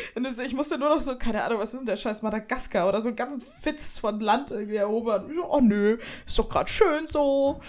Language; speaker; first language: German; native; German